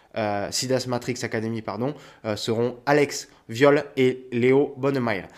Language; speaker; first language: French; native; French